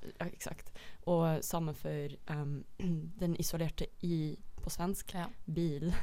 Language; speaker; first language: Norwegian; non-native, fluent; Dutch